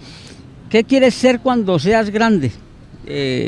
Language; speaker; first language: Spanish; native; Spanish